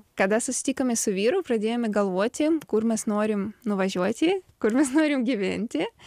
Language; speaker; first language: Lithuanian; non-native, learner; Ukrainian